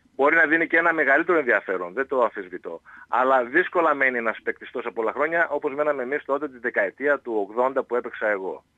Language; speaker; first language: Greek; native; Greek